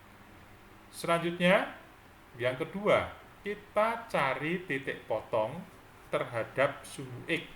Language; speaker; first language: Indonesian; native; Indonesian